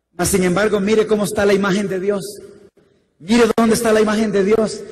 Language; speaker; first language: Spanish; native; Spanish